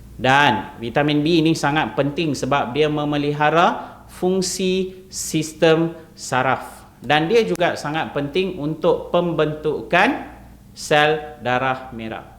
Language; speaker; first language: Malay; non-native, local second language; Tamil